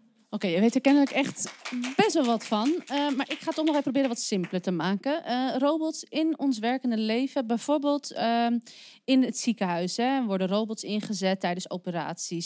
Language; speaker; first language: Dutch; native; Dutch